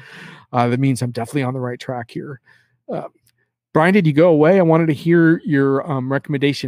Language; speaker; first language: English; native; English